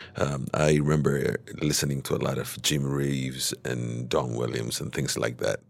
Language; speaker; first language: English; early bilingual, other home language; Amharic